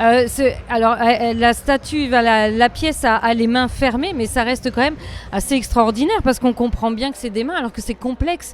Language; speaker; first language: French; native; French